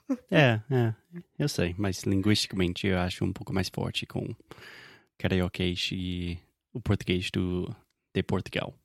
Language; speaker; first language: Portuguese; non-native, fluent; English